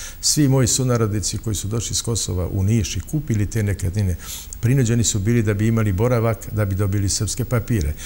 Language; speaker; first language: Bosnian; non-native, local second language; Albanian